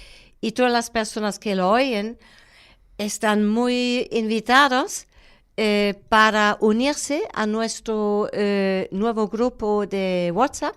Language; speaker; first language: Spanish; non-native, fluent; German